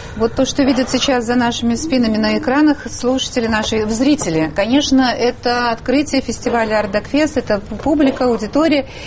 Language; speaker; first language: Russian; native; Russian